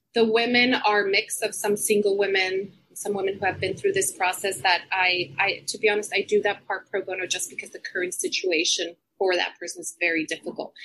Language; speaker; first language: English; non-native, fluent; Spanish